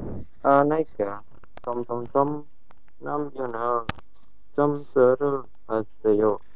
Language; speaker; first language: Korean; non-native, learner; Indonesian